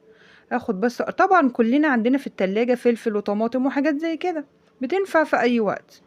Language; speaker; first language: Arabic; native; Arabic